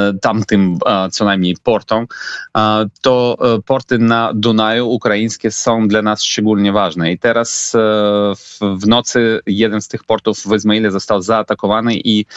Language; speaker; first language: Polish; non-native, fluent; Ukrainian